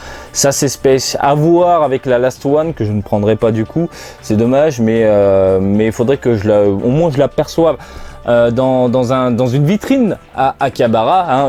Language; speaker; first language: French; native; French